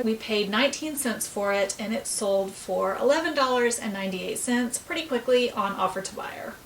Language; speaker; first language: English; native; English